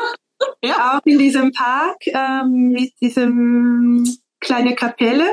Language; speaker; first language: German; non-native, fluent; French